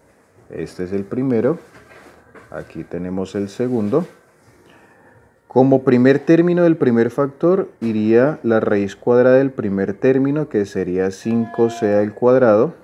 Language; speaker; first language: Spanish; native; Spanish